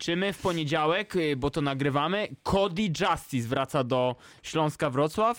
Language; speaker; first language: Polish; native; Polish